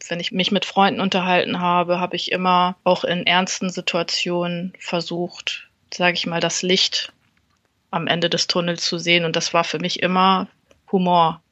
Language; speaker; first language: German; early bilingual, other home language; Vietnamese